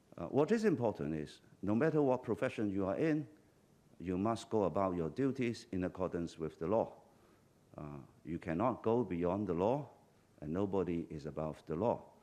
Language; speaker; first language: English; non-native, local second language; Cantonese